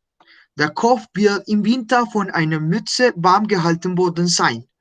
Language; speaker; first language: German; non-native, fluent; Spanish